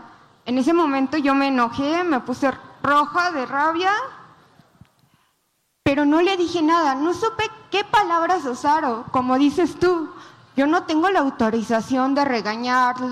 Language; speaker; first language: Spanish; native; Spanish